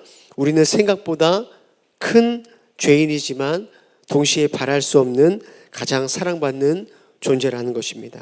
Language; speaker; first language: Korean; native; Korean